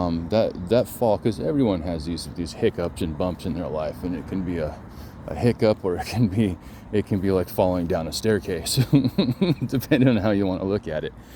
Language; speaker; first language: English; native; English